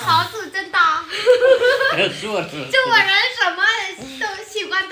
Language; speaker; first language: Chinese; non-native, fluent; Vietnamese